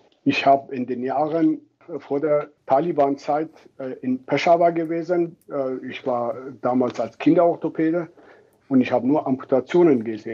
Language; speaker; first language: German; non-native, fluent; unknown